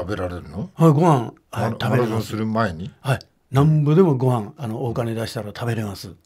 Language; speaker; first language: Japanese; native; Japanese